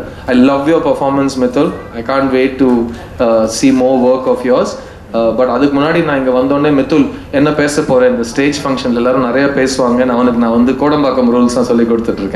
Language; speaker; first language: Tamil; native; Tamil